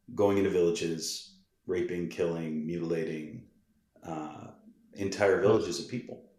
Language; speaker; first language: English; native; English